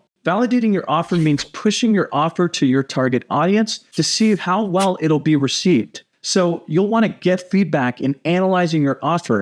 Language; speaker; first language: English; native; English